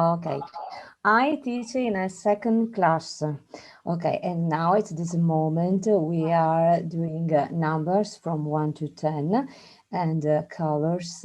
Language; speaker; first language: English; non-native, learner; Italian